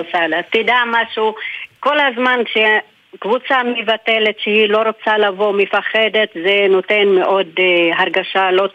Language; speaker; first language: Hebrew; non-native, local second language; Arabic